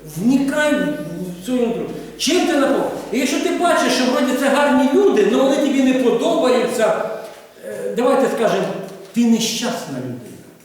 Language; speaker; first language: Ukrainian; non-native, local second language; Russian